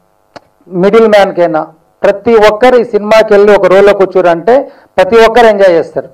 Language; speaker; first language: Telugu; native; Telugu